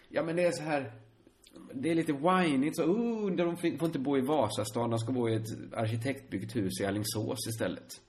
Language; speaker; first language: Swedish; native; Swedish